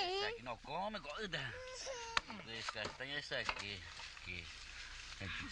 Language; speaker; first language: Portuguese; non-native, local second language; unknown